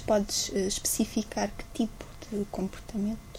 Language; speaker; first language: Portuguese; native; Portuguese